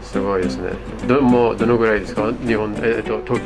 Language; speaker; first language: Japanese; non-native, fluent; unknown